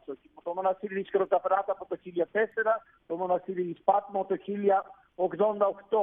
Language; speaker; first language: Greek; non-native, fluent; Italian